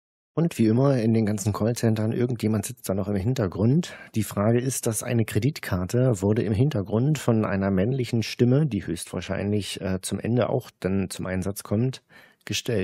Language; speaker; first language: German; native; German